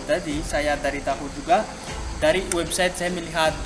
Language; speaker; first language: Indonesian; non-native, learner; Malagasy